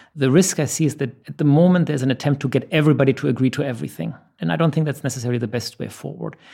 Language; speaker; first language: English; non-native, fluent; German